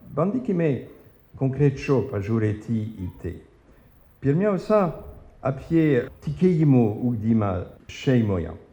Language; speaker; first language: Lithuanian; non-native, fluent; French